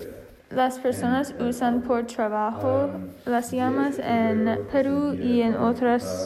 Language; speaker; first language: Spanish; non-native, learner; English